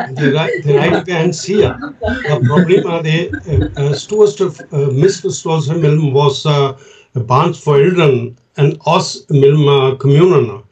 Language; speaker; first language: Danish; non-native, fluent; Urdu